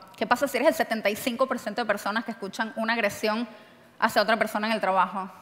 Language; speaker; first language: Spanish; native; Spanish